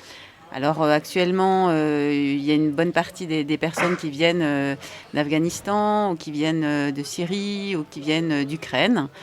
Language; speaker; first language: French; native; French